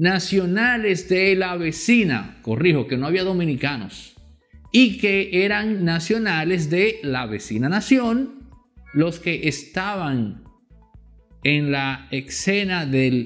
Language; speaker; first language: Spanish; native; Spanish